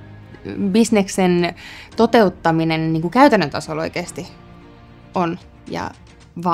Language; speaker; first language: Finnish; native; Finnish